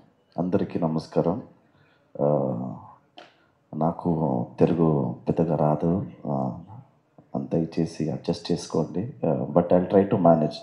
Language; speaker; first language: Telugu; non-native, learner; Kannada